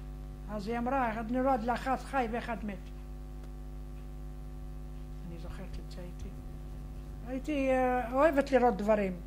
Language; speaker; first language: Hebrew; non-native, fluent; Arabic